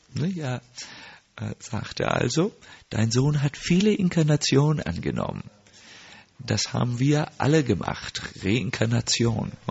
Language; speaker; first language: German; native; German